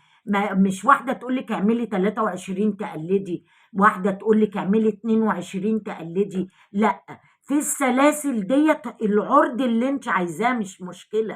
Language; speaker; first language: Arabic; native; Arabic